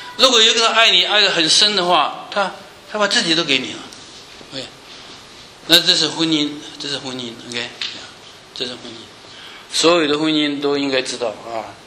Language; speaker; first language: Chinese; native; Chinese